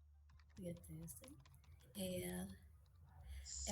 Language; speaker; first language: English; non-native, learner; Portuguese